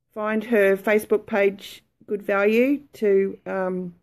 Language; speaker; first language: English; native; English